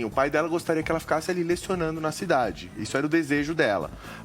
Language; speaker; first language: Portuguese; native; Portuguese